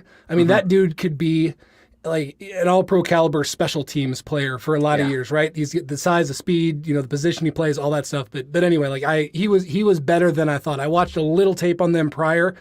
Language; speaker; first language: English; native; English